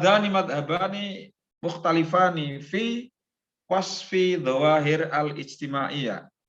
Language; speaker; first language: Arabic; non-native, fluent; Indonesian